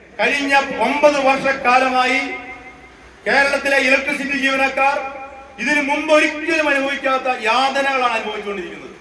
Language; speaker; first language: Malayalam; native; Malayalam